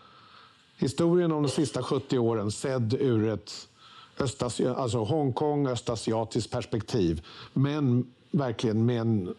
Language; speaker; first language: Swedish; native; Swedish